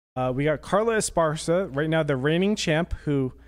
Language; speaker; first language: English; native; English